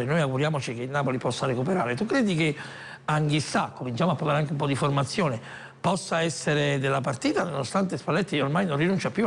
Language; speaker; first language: Italian; native; Italian